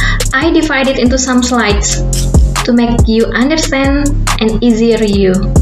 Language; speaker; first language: English; non-native, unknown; Indonesian